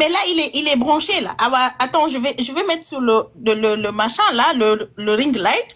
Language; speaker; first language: French; non-native, local second language; Fula